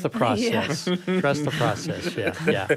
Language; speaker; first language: English; native; English